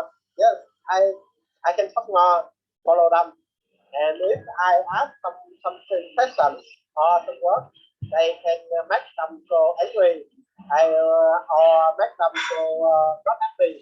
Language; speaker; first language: English; non-native, learner; Vietnamese